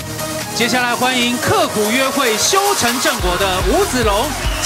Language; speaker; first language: Chinese; native; Chinese